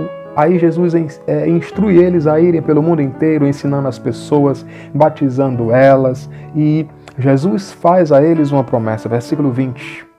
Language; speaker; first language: Portuguese; native; Portuguese